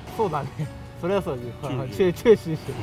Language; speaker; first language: Chinese; non-native, fluent; Japanese